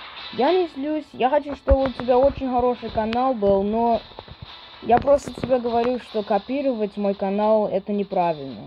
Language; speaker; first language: Russian; early bilingual, heritage; English